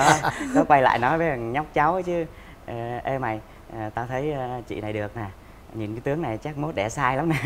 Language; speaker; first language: Vietnamese; native; Vietnamese